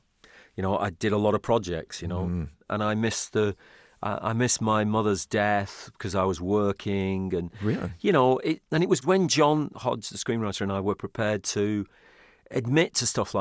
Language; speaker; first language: English; native; English